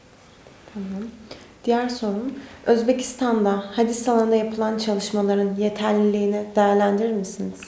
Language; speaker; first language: Turkish; native; Turkish